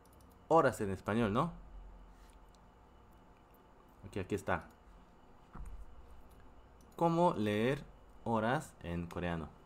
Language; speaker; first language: Spanish; non-native, fluent; Korean